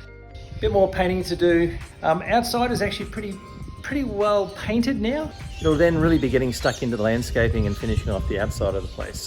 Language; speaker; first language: English; native; English